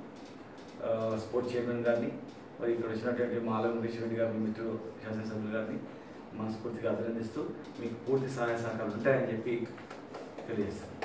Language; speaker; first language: Telugu; native; Telugu